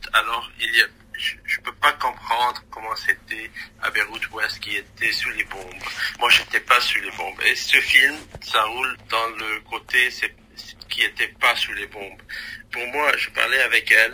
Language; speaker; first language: French; non-native, local second language; Arabic